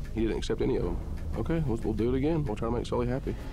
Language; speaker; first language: English; native; English